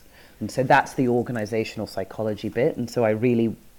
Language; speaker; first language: English; native; English